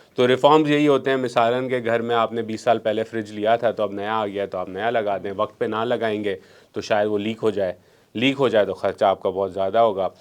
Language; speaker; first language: Urdu; non-native, local second language; Memoni